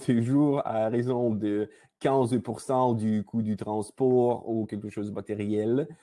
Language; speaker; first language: French; non-native, learner; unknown